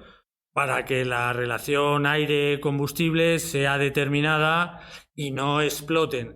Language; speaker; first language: Spanish; native; Spanish